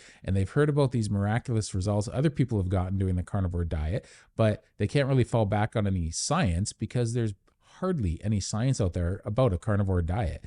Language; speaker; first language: English; native; English